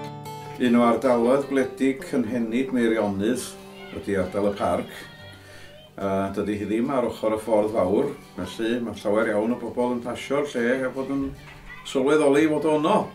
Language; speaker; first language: Welsh; native; Welsh